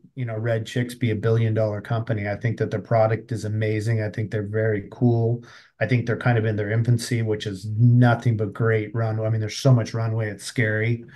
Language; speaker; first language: English; native; English